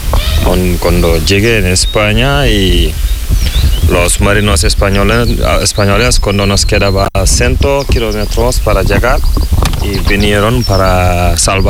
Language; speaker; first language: Spanish; non-native, learner; Fula